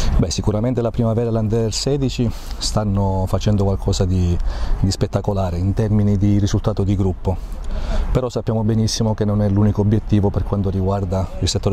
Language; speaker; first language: Italian; native; Italian